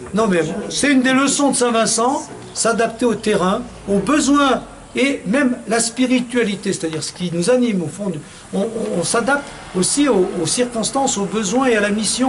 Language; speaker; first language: French; native; French